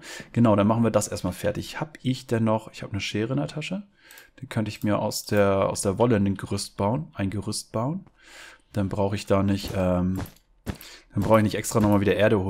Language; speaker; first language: German; native; German